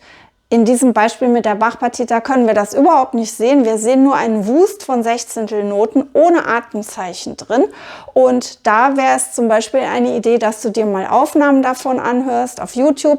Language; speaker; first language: German; native; German